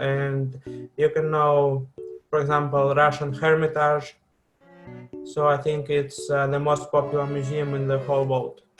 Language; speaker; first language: English; non-native, fluent; Russian